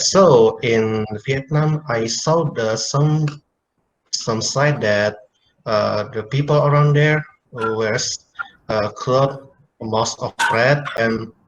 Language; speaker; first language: English; non-native, learner; Indonesian